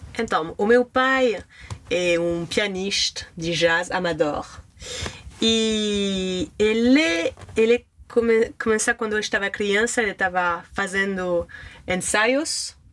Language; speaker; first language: Portuguese; non-native, learner; French